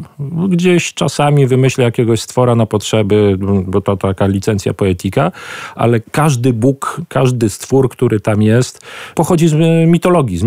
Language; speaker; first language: Polish; native; Polish